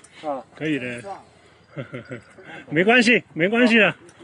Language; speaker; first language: Chinese; non-native, local second language; Cantonese